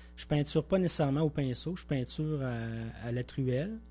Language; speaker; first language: French; native; French